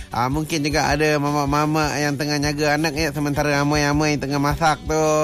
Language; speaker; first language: Malay; non-native, local second language; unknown